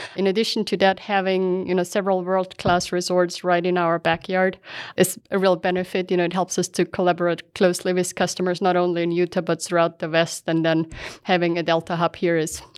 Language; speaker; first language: English; non-native, fluent; German